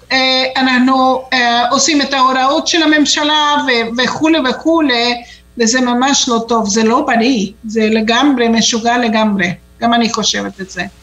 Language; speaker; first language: Hebrew; non-native, fluent; Spanish